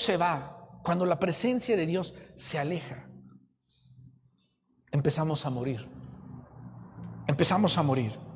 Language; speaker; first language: Spanish; native; Spanish